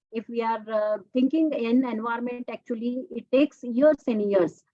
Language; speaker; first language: English; non-native, local second language; Telugu